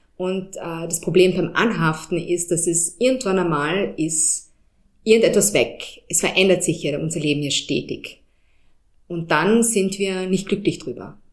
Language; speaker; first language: German; early bilingual, heritage; German